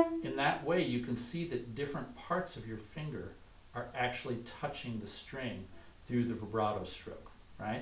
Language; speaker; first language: English; native; English